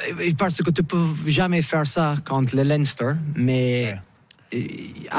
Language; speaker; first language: French; non-native, fluent; English